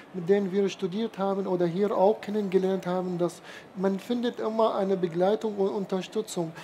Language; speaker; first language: German; non-native, fluent; Arabic